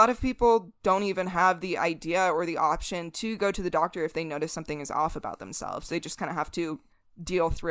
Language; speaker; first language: English; native; English